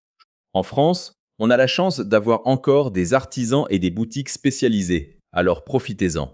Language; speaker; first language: French; native; French